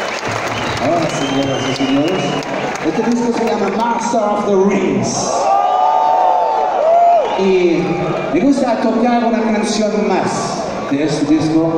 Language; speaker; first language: Spanish; non-native, fluent; German